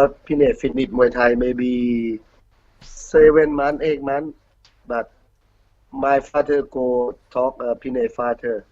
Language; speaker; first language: English; non-native, learner; Thai